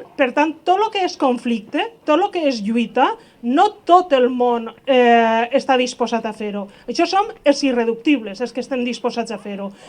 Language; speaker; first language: Catalan; native; Catalan